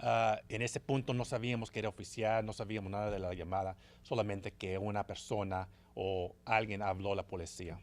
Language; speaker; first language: Spanish; early bilingual, heritage; Spanish